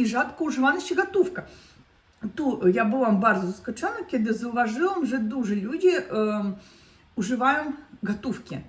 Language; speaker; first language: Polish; non-native, learner; Russian